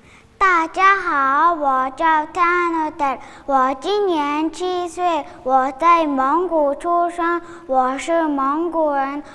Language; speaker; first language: Chinese; non-native, learner; Mongolian